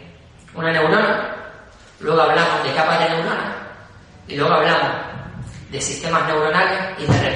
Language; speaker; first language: Spanish; native; Spanish